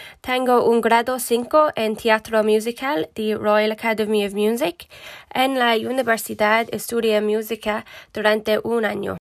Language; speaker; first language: Spanish; non-native, learner; English